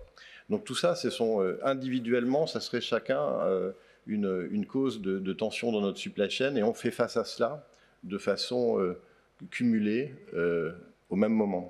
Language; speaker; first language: French; native; French